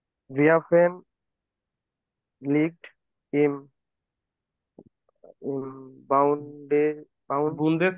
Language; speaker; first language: German; non-native, learner; Bangla